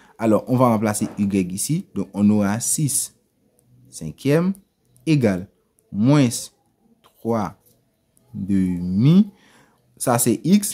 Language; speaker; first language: French; non-native, local second language; Haitian Creole